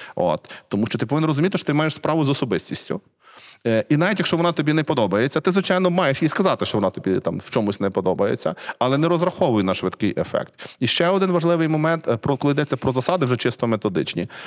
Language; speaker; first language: Ukrainian; native; Ukrainian